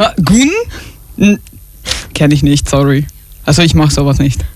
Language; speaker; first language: German; early bilingual, other home language; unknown